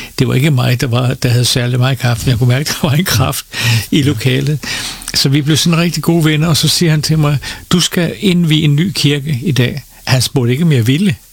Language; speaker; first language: Danish; native; Danish